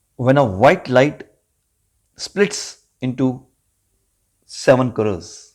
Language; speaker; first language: English; non-native, local second language; Punjabi